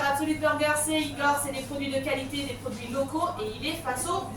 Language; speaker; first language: French; native; French